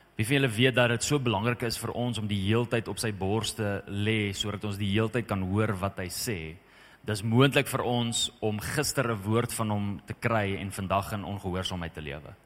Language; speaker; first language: Afrikaans; native; Afrikaans